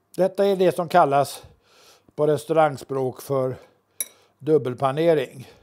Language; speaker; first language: Swedish; native; Swedish